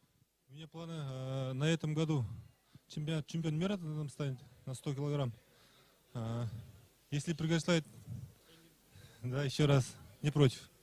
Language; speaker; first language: Russian; non-native, local second language; Kazakh